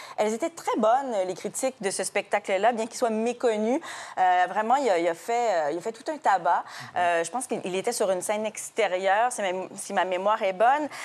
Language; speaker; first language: French; native; French